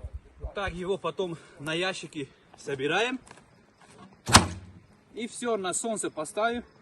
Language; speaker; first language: Russian; non-native, local second language; Tajik